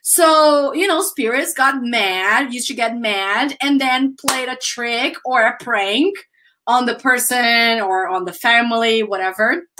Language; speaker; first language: English; non-native, fluent; Portuguese